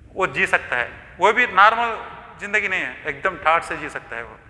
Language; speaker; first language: Hindi; non-native, local second language; Telugu